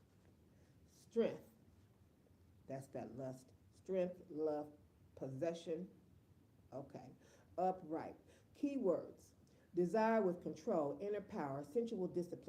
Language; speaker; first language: English; native; English